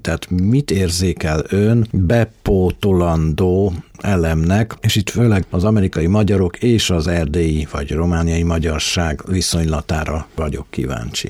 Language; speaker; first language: Hungarian; native; Hungarian